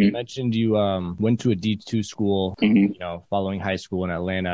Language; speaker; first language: English; native; English